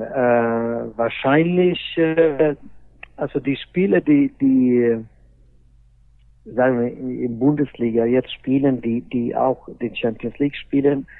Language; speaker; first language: German; non-native, fluent; Swedish